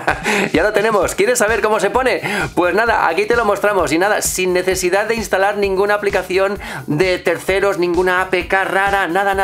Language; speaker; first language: Spanish; native; Spanish